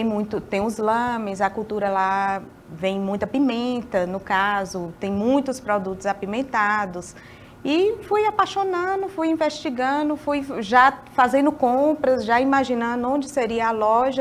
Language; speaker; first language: Portuguese; native; Portuguese